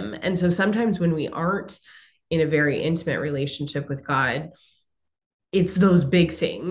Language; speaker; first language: English; native; English